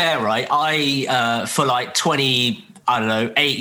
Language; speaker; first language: English; non-native, local second language; Cantonese